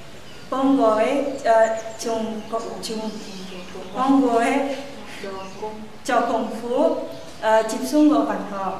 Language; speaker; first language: Cantonese; non-native, learner; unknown